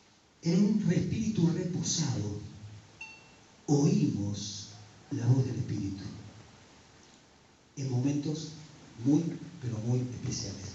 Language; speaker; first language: Spanish; native; Spanish